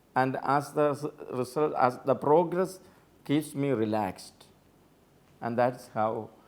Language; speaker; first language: English; non-native, local second language; Malayalam